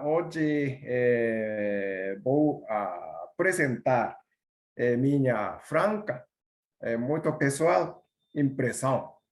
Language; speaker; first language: Portuguese; non-native, learner; Japanese